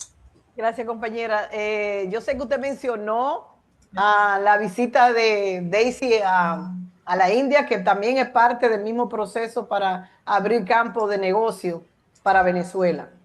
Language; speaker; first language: Spanish; native; Spanish